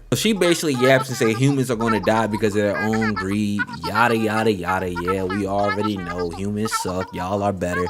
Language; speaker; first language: English; native; English